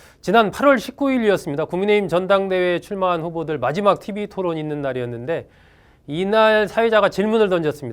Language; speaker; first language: Korean; native; Korean